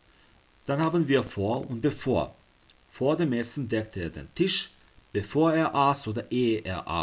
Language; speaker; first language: German; non-native, fluent; Serbian